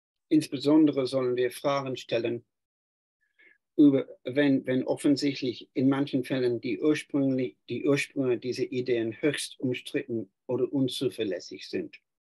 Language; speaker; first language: German; non-native, fluent; English